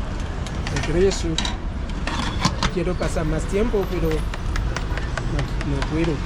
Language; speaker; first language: Spanish; non-native, learner; Haitian Creole